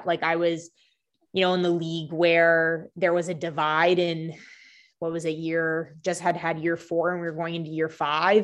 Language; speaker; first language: English; native; English